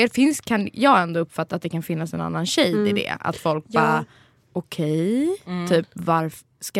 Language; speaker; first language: Swedish; native; Swedish